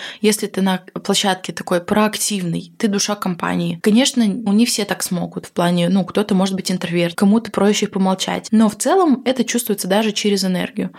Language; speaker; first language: Russian; native; Russian